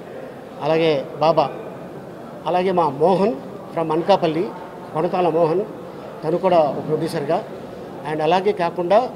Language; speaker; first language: Telugu; native; Telugu